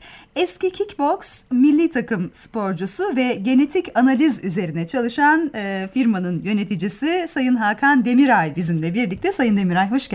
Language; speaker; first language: Turkish; native; Turkish